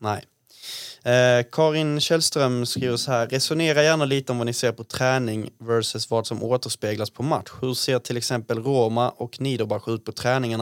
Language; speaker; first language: Swedish; native; Swedish